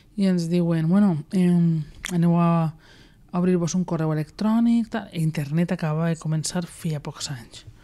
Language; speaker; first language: Catalan; native; Catalan